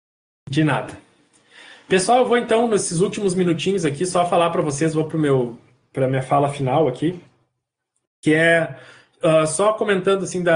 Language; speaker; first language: Portuguese; native; Portuguese